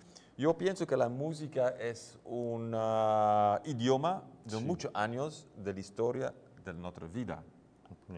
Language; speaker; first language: Spanish; non-native, learner; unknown